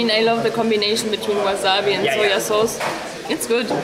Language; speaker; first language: English; non-native, fluent; German